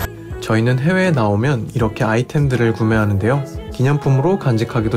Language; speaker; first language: Korean; native; Korean